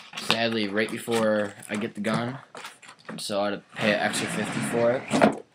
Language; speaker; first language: English; native; English